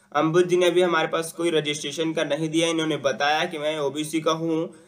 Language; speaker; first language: Hindi; native; Hindi